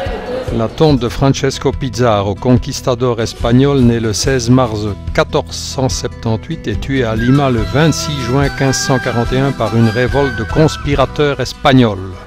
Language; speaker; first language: French; native; French